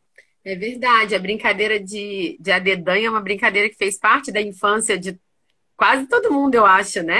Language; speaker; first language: Portuguese; native; Portuguese